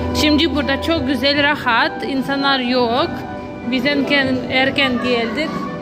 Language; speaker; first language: Turkish; non-native, learner; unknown